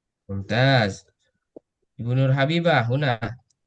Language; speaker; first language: Arabic; non-native, fluent; Indonesian